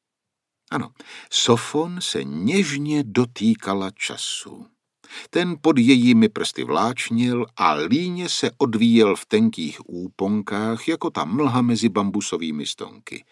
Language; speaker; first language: Czech; native; Czech